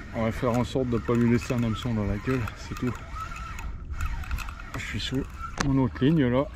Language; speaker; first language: French; native; French